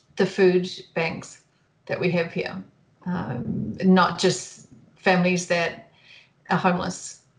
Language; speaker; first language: English; native; English